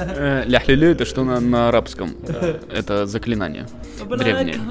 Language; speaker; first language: Russian; native; Russian